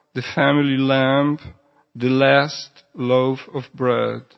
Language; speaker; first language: English; non-native, fluent; Polish